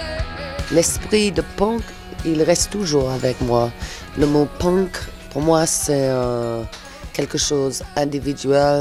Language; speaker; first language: French; non-native, fluent; English